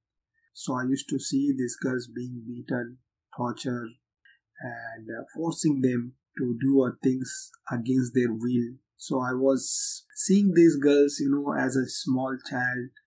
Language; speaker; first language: English; non-native, local second language; Hindi